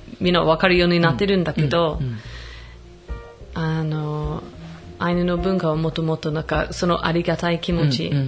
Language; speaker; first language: Japanese; non-native, fluent; English